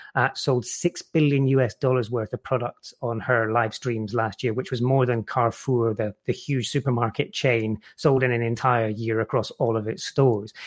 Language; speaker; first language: English; native; English